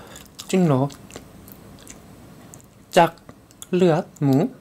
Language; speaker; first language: Thai; non-native, learner; Korean